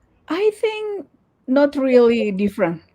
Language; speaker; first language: English; non-native, learner; Indonesian